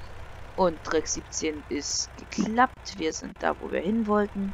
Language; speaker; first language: German; native; German